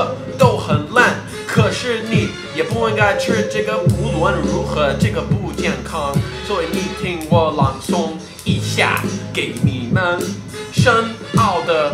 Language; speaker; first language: Chinese; non-native, fluent; English